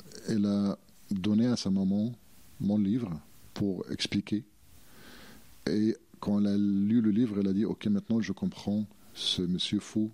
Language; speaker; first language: French; non-native, fluent; Arabic